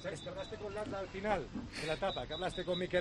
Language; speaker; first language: Spanish; native; Spanish